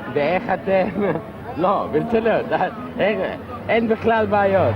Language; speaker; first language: Hebrew; non-native, fluent; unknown